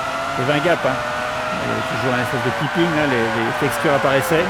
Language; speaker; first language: French; native; French